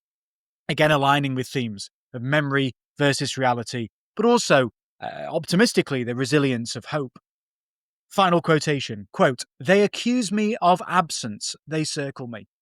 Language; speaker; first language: English; native; English